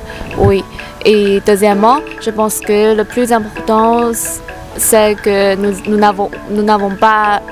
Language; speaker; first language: French; non-native, fluent; Chinese